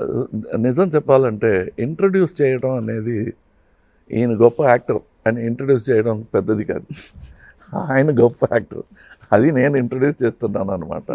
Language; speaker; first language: Telugu; non-native, local second language; Tamil